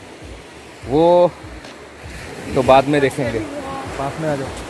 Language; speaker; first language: Hindi; non-native, local second language; Bangla